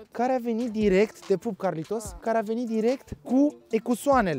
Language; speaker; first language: Romanian; native; Romanian